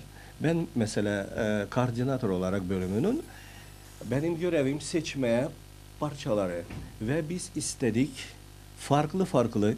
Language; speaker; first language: Turkish; non-native, fluent; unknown